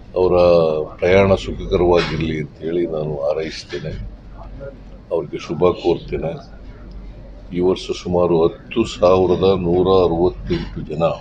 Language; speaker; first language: Kannada; native; Kannada